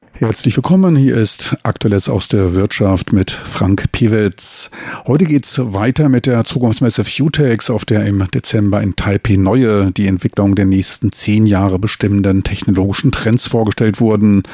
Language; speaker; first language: German; native; German